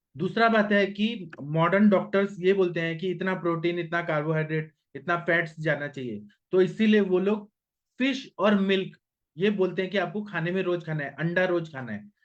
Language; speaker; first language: Hindi; non-native, local second language; Marathi